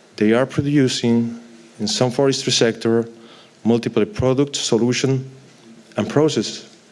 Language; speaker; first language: English; non-native, fluent; Galician